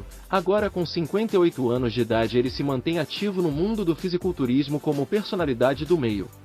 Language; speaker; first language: Portuguese; native; Portuguese